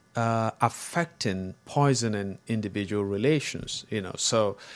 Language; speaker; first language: English; non-native, local second language; Igbo